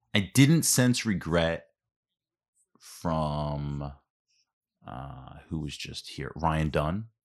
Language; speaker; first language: English; native; English